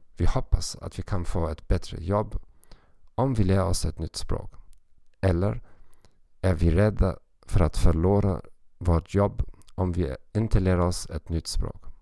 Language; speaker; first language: Swedish; non-native, learner; German